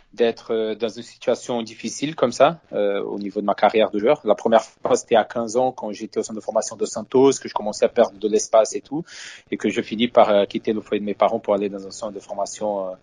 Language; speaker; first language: French; non-native, fluent; Portuguese